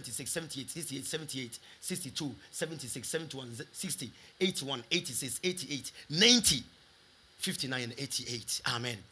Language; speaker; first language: English; non-native, local second language; Akan